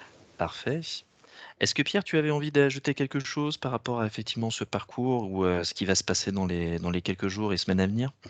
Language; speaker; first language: French; native; French